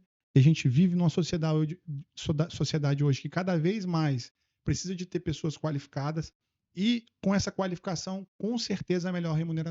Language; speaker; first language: Portuguese; native; Portuguese